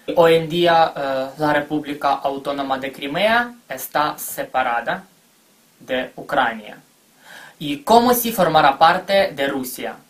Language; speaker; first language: Spanish; non-native, fluent; Ukrainian